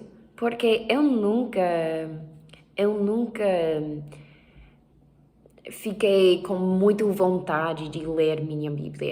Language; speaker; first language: Portuguese; non-native, learner; English